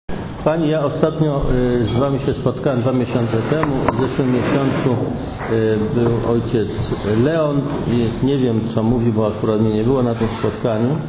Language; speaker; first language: Polish; native; Polish